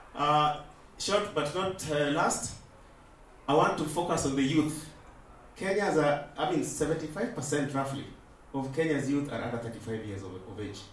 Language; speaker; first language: English; non-native, local second language; Luo (Kenya and Tanzania)